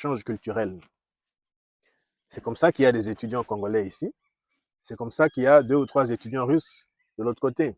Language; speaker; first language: French; non-native, local second language; Kongo